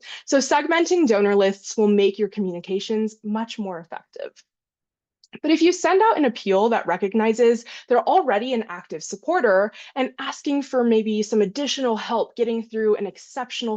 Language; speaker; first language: English; native; English